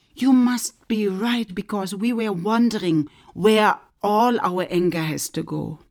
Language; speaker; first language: English; non-native, fluent; German